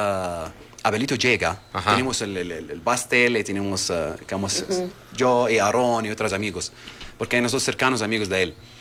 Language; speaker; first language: Spanish; non-native, learner; Arabic